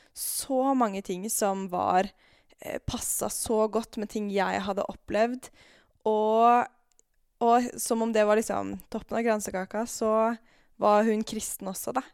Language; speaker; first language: Norwegian; native; Norwegian